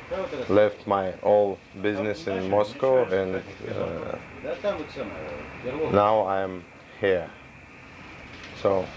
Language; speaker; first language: English; non-native, learner; Russian